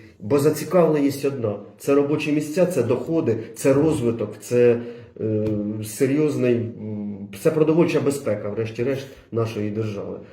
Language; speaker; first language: Ukrainian; native; Ukrainian